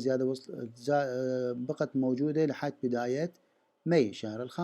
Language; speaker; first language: Arabic; native; Arabic